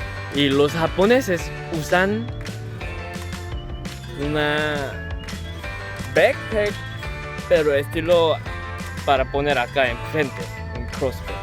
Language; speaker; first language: Spanish; non-native, learner; Korean